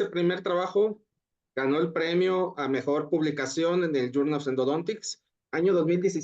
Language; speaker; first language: Spanish; native; Spanish